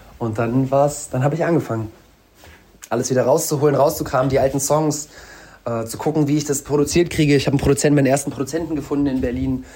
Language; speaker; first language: German; early bilingual, other home language; Russian